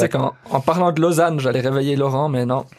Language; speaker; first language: French; native; French